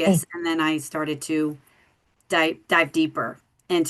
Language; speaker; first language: English; native; English